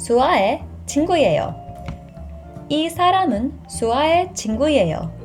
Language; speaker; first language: Korean; non-native, fluent; English